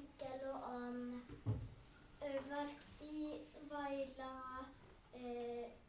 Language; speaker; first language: Finnish; non-native, learner; Norwegian